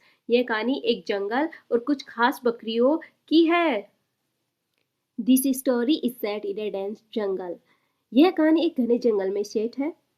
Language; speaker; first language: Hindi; native; Hindi